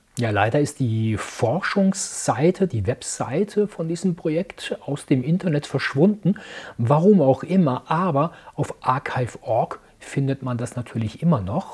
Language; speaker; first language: German; native; German